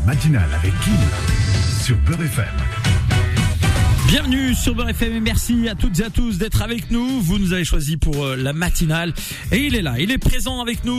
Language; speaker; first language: French; native; French